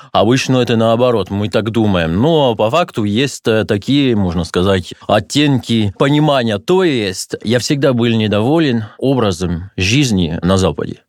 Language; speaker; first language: Russian; non-native, fluent; French